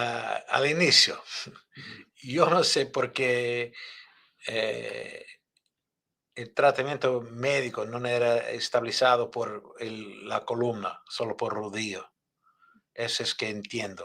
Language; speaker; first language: Spanish; non-native, fluent; Italian